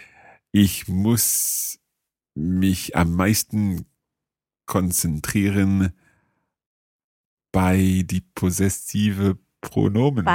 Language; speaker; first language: German; non-native, learner; English